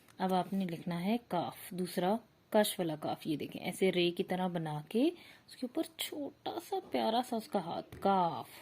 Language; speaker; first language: Urdu; native; Urdu